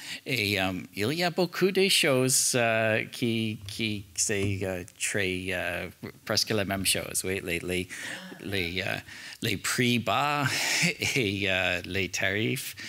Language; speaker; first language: French; non-native, learner; English